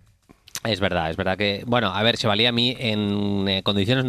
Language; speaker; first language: Spanish; native; Spanish